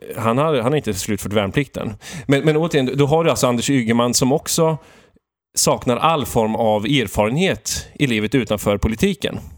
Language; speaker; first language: Swedish; native; Swedish